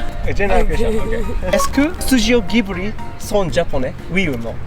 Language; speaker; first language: French; non-native, learner; Japanese